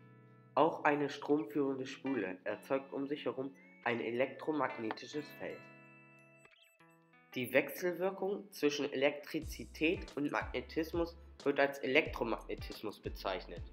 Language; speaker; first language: German; native; German